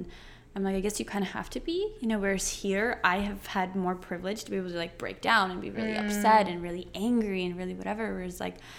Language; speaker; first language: English; early bilingual, other home language; Ukrainian